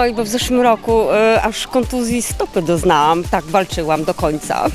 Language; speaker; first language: Polish; native; Polish